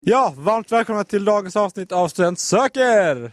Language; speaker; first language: Swedish; native; Swedish